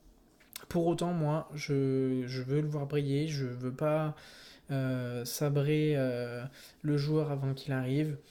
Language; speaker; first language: French; native; French